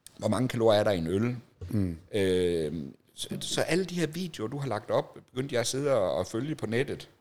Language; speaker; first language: Danish; native; Danish